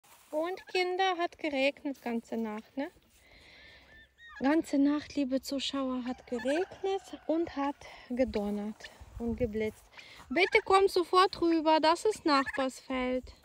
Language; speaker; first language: German; non-native, learner; Ukrainian